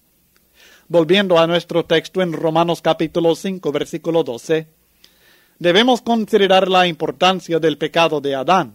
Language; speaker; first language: Spanish; native; Spanish